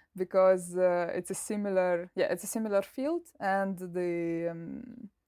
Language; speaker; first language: English; non-native, fluent; Russian